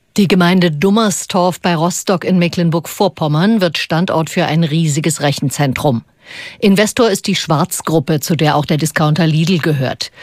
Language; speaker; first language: German; native; German